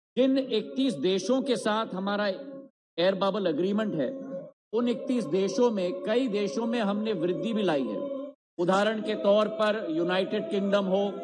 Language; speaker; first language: Hindi; native; Hindi